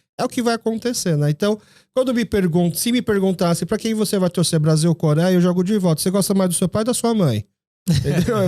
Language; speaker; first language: Portuguese; early bilingual, other home language; Korean